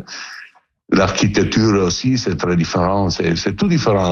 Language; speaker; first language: French; non-native, learner; Italian